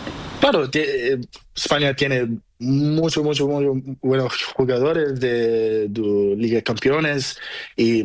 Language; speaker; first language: Spanish; non-native, learner; Portuguese